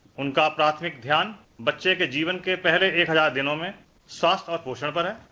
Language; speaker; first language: Hindi; native; Hindi